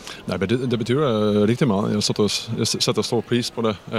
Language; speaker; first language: Danish; non-native, fluent; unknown